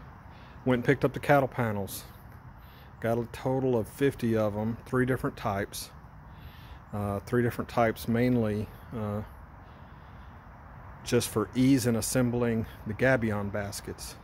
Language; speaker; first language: English; native; English